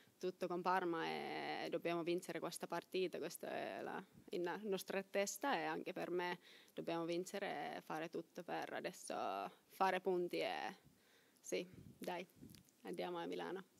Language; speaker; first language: Italian; non-native, learner; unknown